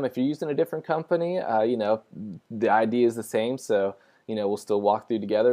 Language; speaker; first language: English; native; English